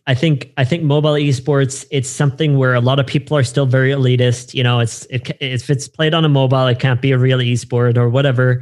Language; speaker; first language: English; non-native, fluent; German